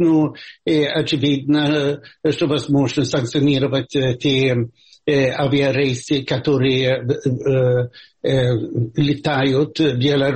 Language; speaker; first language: Russian; non-native, fluent; Swedish